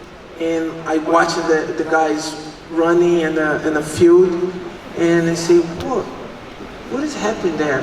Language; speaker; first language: English; non-native, learner; Portuguese